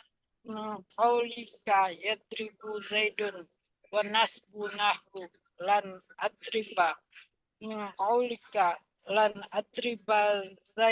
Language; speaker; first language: Arabic; non-native, learner; Indonesian